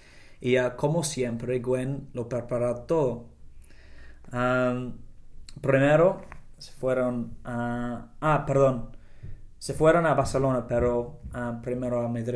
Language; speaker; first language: Spanish; non-native, learner; English